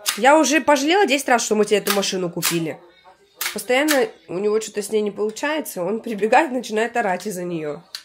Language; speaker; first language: Russian; native; Russian